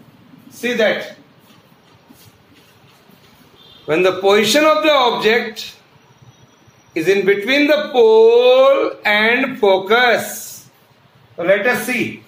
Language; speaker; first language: English; non-native, local second language; Hindi